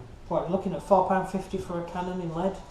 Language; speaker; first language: English; native; English